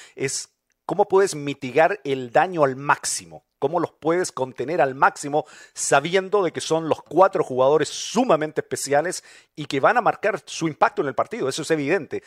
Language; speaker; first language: Spanish; native; Spanish